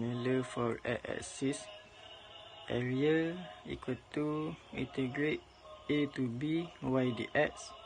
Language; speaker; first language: English; non-native, local second language; Malay